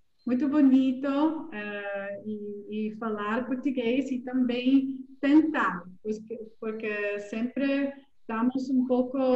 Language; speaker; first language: Portuguese; non-native, learner; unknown